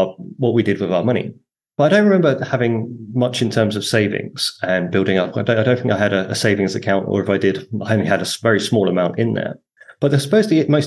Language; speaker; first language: English; native; English